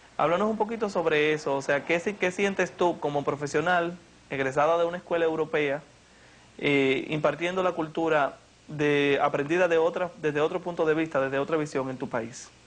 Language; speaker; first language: Spanish; native; Spanish